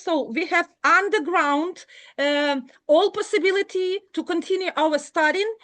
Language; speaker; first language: English; non-native, learner; Ukrainian